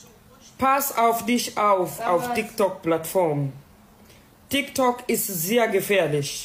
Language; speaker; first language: German; non-native, learner; Swahili